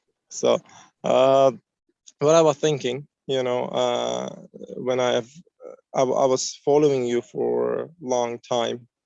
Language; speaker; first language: English; non-native, fluent; Uzbek